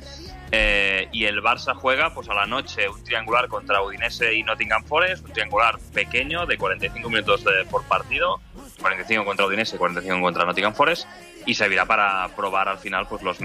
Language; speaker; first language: Spanish; non-native, local second language; Catalan